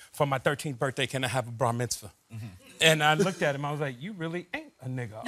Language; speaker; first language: English; native; English